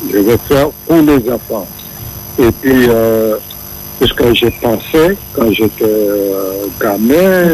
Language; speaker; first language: French; non-native, local second language; Guadeloupean Creole French